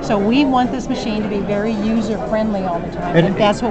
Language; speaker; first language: English; native; English